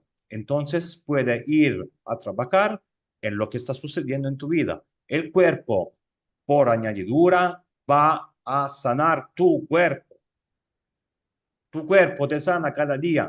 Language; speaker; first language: Spanish; non-native, fluent; Italian